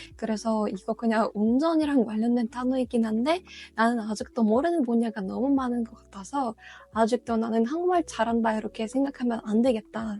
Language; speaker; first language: Korean; non-native, fluent; Russian